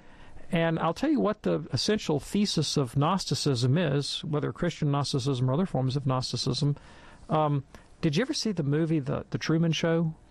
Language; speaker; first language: English; native; English